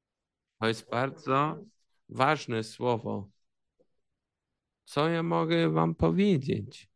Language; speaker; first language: Polish; early bilingual, heritage; Polish